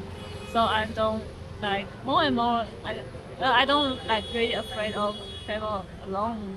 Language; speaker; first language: English; non-native, learner; Chinese